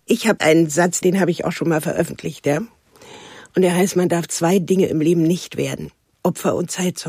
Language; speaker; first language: German; native; German